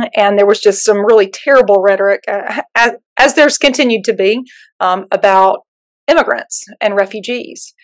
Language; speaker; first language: English; native; English